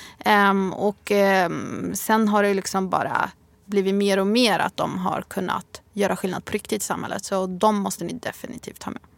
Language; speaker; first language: Swedish; early bilingual, other home language; Arabic